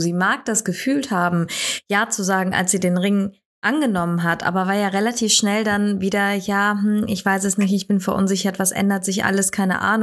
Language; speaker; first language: German; native; German